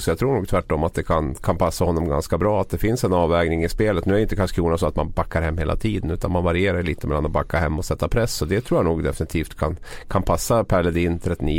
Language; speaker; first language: Swedish; native; Swedish